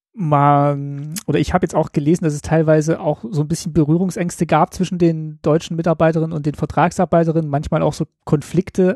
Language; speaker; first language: German; native; German